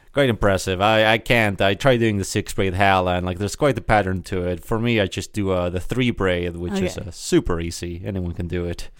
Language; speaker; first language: English; early bilingual, other home language; Spanish